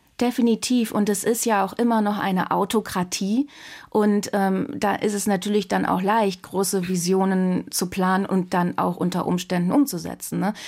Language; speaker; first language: German; native; German